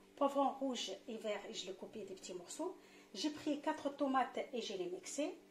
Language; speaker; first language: French; non-native, local second language; Arabic